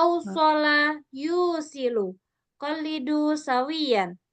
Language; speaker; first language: Arabic; non-native, fluent; Indonesian